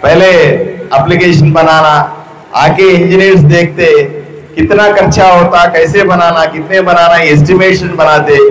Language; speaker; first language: Hindi; non-native, local second language; Telugu